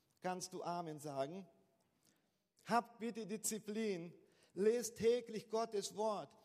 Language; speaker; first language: German; non-native, fluent; Portuguese